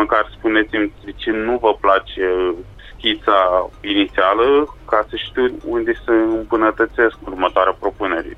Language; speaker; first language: Romanian; native; Romanian